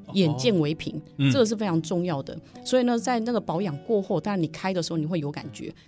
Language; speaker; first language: Chinese; native; Chinese